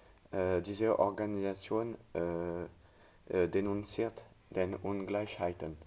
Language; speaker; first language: German; non-native, learner; French